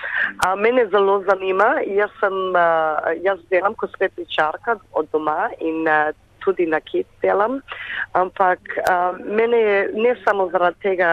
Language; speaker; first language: Slovenian; early bilingual, heritage; Slovenian